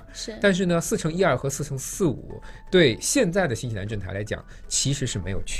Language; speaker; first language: Chinese; native; Chinese